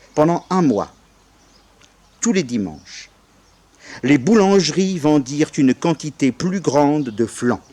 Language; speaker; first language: French; native; French